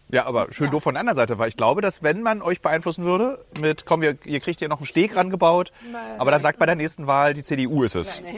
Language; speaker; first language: German; native; German